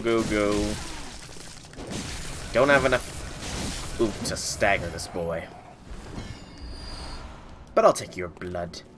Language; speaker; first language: English; native; English